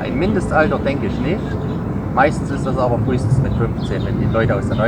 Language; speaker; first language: German; native; German